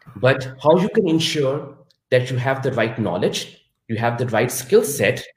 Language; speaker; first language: English; non-native, local second language; Urdu